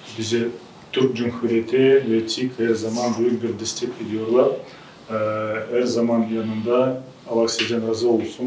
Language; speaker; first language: Turkish; non-native, learner; Crimean Tatar